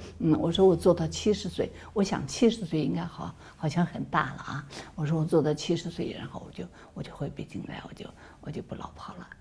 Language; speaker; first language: Chinese; native; Chinese